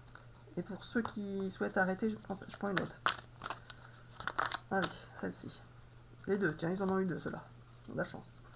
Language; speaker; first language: French; native; French